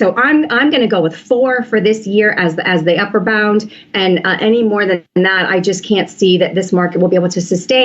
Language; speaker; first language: English; native; English